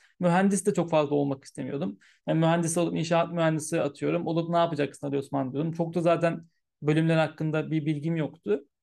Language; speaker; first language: Turkish; early bilingual, heritage; Turkish